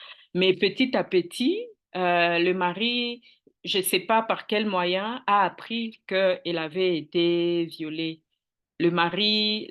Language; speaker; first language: French; non-native, local second language; Swahili